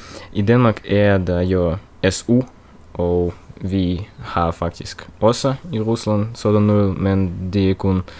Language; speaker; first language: Norwegian; non-native, learner; Russian